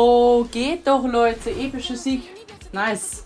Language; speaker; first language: German; native; German